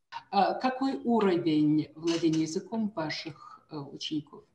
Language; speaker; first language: Russian; native; Russian